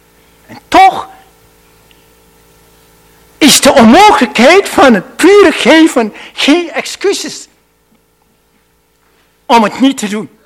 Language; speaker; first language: Dutch; non-native, fluent; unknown